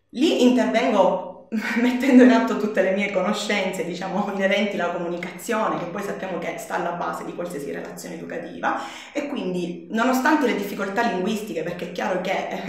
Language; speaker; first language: Italian; native; Italian